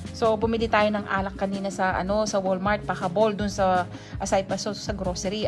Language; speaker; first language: Filipino; non-native, local second language; Pampanga